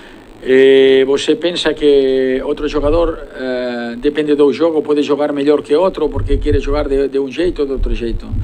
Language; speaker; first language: Portuguese; non-native, fluent; Spanish